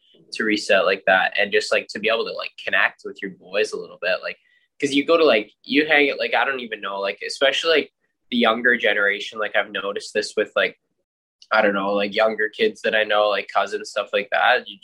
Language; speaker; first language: English; native; English